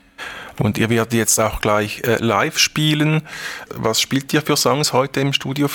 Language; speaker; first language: German; native; German